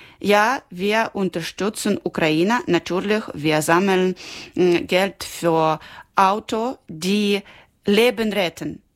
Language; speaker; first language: German; non-native, learner; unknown